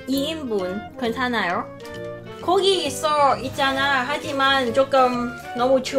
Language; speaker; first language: Korean; non-native, learner; Cantonese